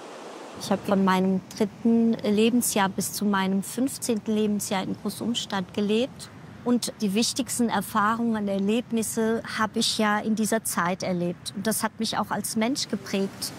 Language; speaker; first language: German; early bilingual, other home language; Portuguese